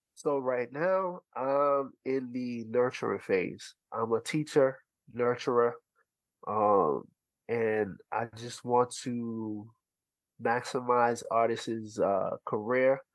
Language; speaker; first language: English; early bilingual, other home language; Haitian Creole